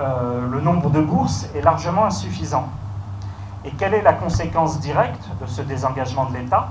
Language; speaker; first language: French; native; French